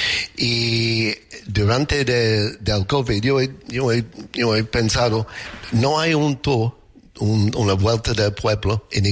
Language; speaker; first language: Spanish; non-native, fluent; English